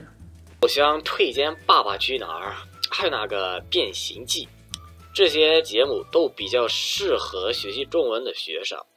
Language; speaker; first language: Chinese; non-native, learner; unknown